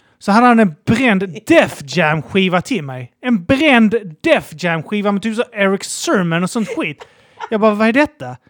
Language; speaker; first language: Swedish; native; Swedish